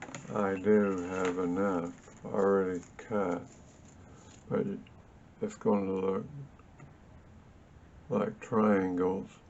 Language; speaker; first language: English; native; English